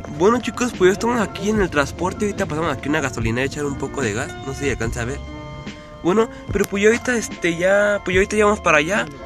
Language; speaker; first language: Spanish; early bilingual, heritage; Spanish